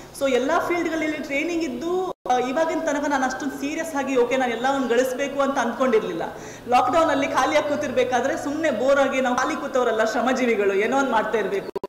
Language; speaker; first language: Kannada; non-native, local second language; Konkani